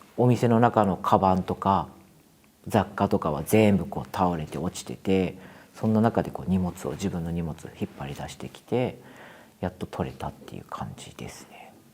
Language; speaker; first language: Japanese; native; Japanese